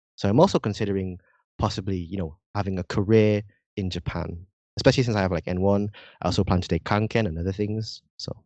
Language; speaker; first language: English; non-native, fluent; Indonesian